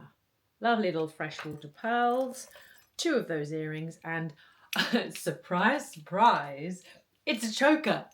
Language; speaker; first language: English; native; English